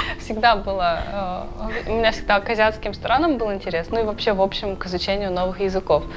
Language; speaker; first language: Russian; native; Russian